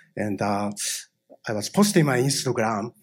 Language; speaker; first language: English; non-native, fluent; Japanese